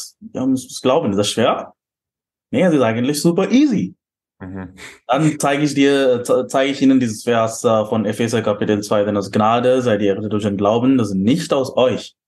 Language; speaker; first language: German; non-native, fluent; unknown